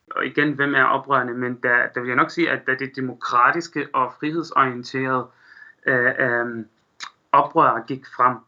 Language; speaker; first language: Danish; non-native, fluent; Arabic